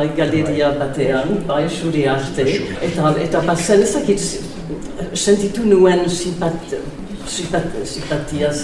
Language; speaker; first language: Basque; non-native, learner; English